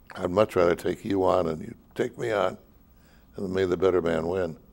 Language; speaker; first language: English; native; English